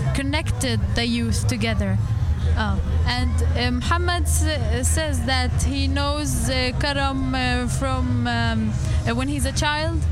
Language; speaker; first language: English; non-native, fluent; Arabic